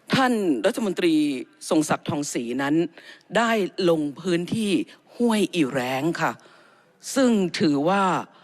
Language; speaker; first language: Thai; native; Thai